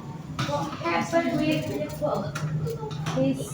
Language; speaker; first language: English; non-native, learner; Indonesian